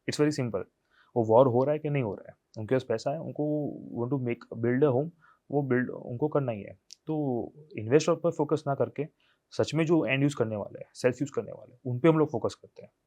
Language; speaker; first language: Hindi; non-native, local second language; Gujarati